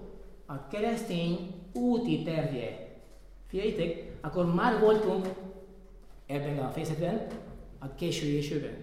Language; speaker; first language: Hungarian; non-native, fluent; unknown